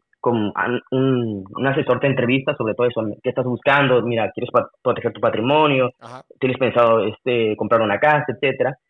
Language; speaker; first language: Spanish; native; Spanish